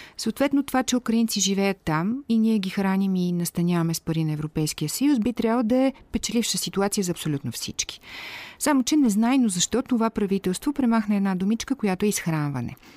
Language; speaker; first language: Bulgarian; native; Bulgarian